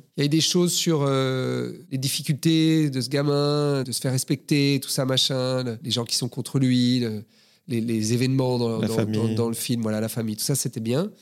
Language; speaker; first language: French; native; French